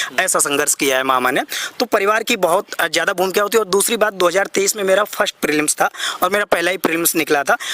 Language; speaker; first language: Hindi; native; Hindi